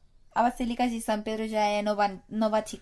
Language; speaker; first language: Portuguese; non-native, fluent; Spanish